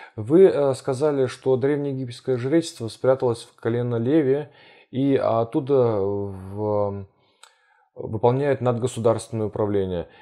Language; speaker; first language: Russian; early bilingual, heritage; Russian